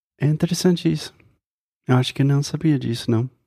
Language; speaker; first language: Portuguese; non-native, fluent; English